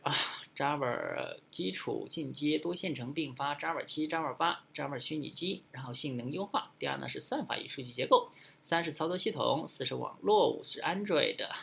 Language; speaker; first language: Chinese; native; Chinese